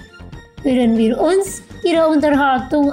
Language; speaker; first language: German; non-native, fluent; Indonesian